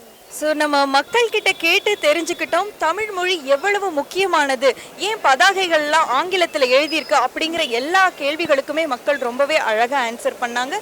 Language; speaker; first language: Tamil; native; Tamil